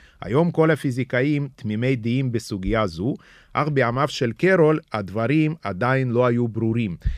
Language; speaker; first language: Hebrew; native; Hebrew